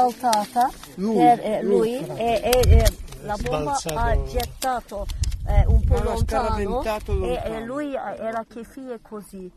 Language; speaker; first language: Italian; non-native, learner; Kurdish